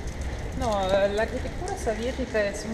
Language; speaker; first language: Spanish; non-native, fluent; Russian